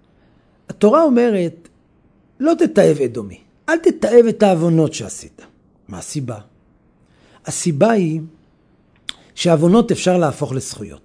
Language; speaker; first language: Hebrew; native; Hebrew